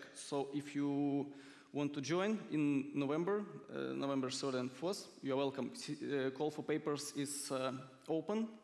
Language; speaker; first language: English; non-native, fluent; Russian